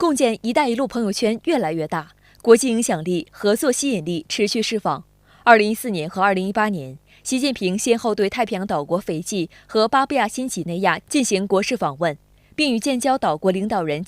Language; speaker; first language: Chinese; native; Chinese